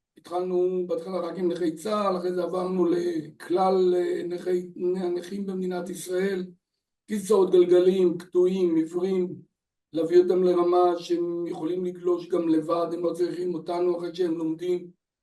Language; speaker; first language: Hebrew; native; Hebrew